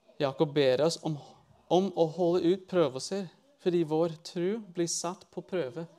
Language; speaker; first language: Norwegian; non-native, fluent; English